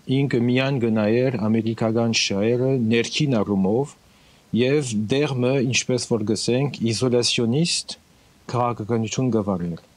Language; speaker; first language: Armenian; early bilingual, heritage; Armenian